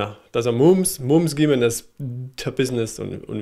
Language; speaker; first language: Latvian; non-native, learner; German